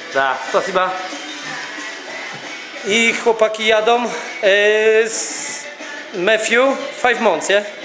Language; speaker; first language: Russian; non-native, learner; Polish